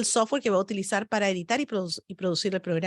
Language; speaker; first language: Spanish; native; Spanish